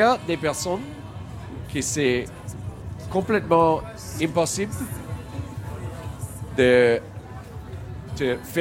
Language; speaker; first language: French; non-native, learner; English